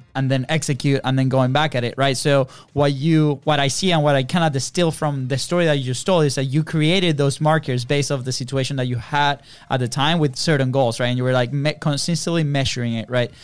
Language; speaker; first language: English; non-native, fluent; Spanish